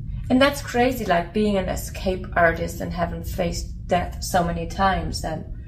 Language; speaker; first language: English; non-native, fluent; German